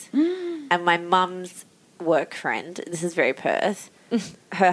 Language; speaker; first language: English; native; English